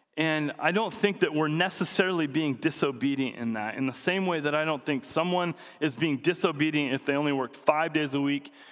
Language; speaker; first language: English; native; English